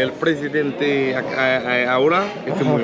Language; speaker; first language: Spanish; non-native, learner; Haitian Creole